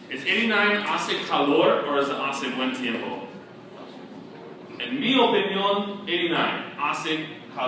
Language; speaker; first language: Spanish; non-native, fluent; English